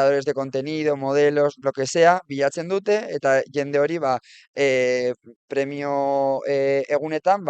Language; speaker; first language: Basque; non-native, local second language; Spanish